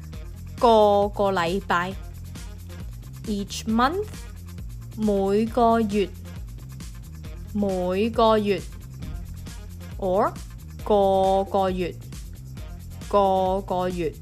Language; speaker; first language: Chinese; early bilingual, heritage; Cantonese